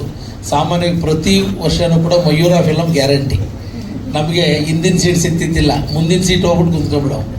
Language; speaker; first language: Kannada; native; Kannada